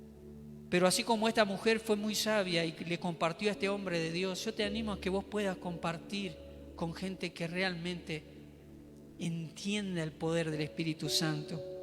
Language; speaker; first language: Spanish; native; Spanish